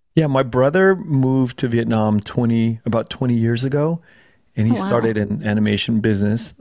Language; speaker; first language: English; native; English